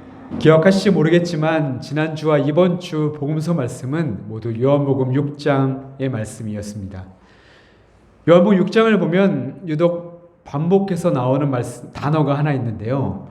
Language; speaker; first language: Korean; native; Korean